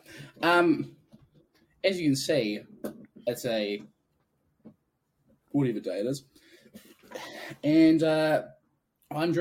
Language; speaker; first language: English; native; English